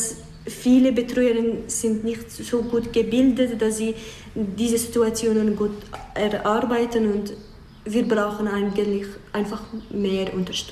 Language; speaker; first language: German; non-native, fluent; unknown